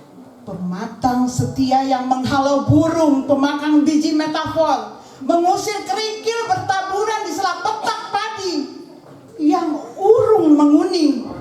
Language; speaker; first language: Indonesian; native; Indonesian